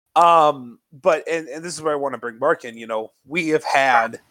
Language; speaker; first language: English; native; English